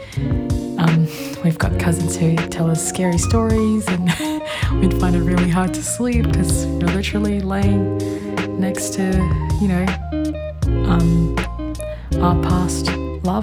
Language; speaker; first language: English; non-native, local second language; Filipino